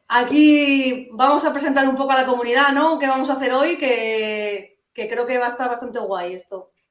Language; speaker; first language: Spanish; native; Spanish